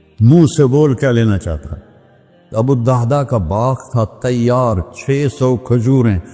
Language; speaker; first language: Urdu; non-native, local second language; Punjabi